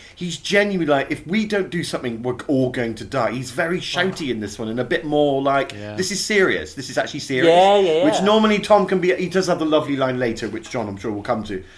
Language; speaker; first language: English; native; English